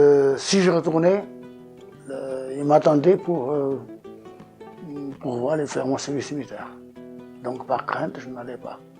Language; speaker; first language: French; non-native, fluent; Portuguese